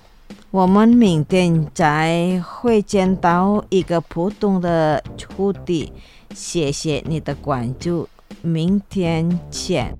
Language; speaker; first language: Chinese; non-native, learner; Indonesian